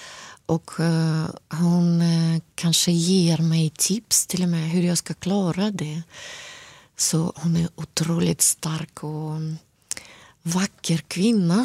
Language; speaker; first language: Swedish; non-native, fluent; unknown